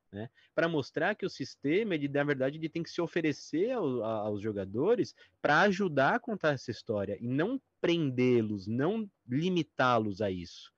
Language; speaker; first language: Portuguese; native; Portuguese